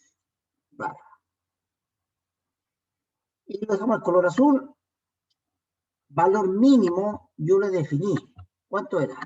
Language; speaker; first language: Spanish; native; Spanish